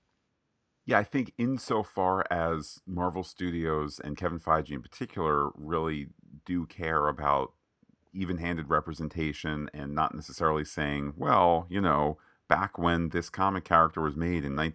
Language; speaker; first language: English; native; English